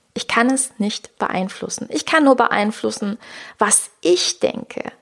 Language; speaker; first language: German; native; German